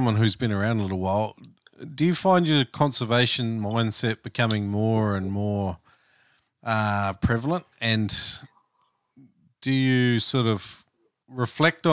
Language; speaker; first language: English; native; English